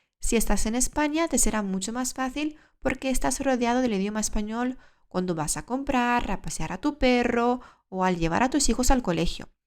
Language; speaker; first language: Spanish; early bilingual, other home language; Lithuanian